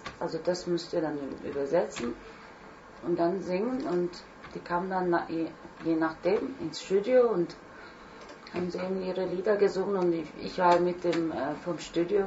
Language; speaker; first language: German; non-native, fluent; Turkish